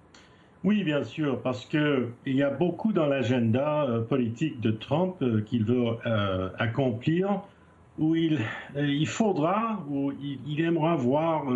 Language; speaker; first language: French; non-native, fluent; English